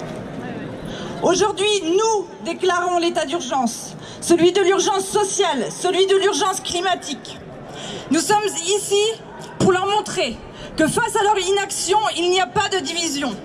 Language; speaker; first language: French; native; French